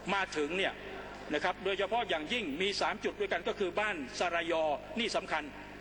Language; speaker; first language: Thai; non-native, local second language; Pattani Malay